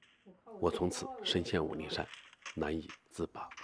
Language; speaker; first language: Chinese; native; Chinese